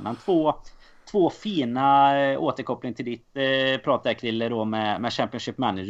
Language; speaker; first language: Swedish; native; Swedish